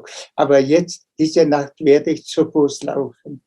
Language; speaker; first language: German; non-native, fluent; Tuvinian